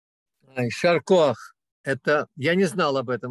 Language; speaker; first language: Russian; native; Russian